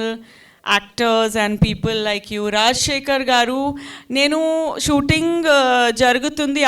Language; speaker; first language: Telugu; non-native, fluent; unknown